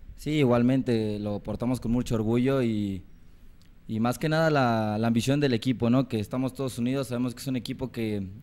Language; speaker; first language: Spanish; native; Spanish